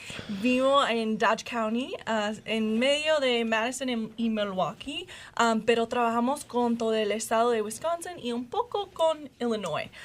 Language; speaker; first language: Spanish; non-native, learner; English